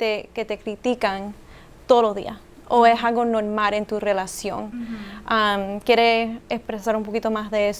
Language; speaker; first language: Spanish; early bilingual, heritage; Spanish